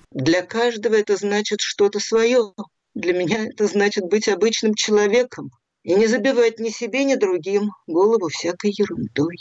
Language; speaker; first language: Russian; native; Russian